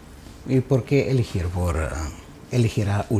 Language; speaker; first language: Spanish; non-native, learner; Papiamento